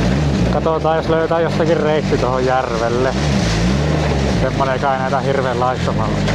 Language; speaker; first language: Finnish; native; Finnish